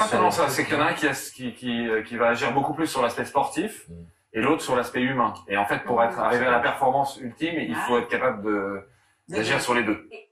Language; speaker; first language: French; native; French